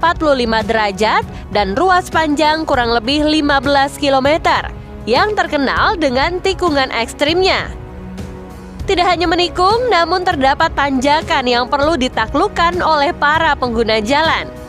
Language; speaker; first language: Indonesian; native; Indonesian